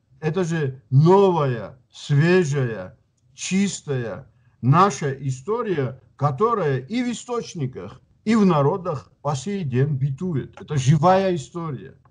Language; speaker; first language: Russian; non-native, local second language; Georgian